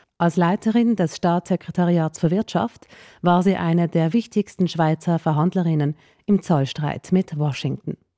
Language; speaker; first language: German; native; German